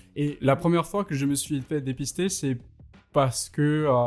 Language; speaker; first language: French; non-native, fluent; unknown